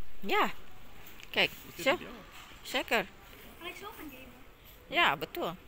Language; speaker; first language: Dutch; non-native, learner; Indonesian